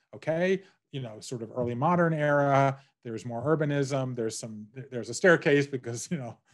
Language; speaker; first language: English; native; English